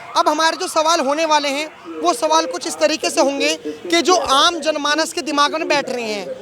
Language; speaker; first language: Hindi; native; Hindi